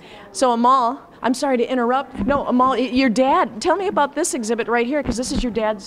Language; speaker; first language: English; native; English